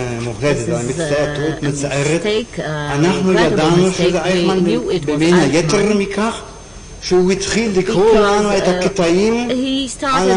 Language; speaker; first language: Hebrew; non-native, fluent; German